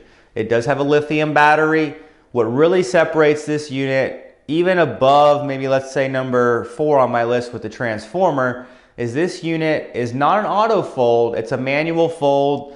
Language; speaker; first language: English; native; English